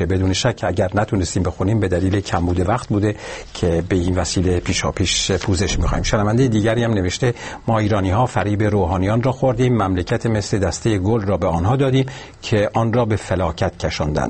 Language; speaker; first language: Persian; native; Persian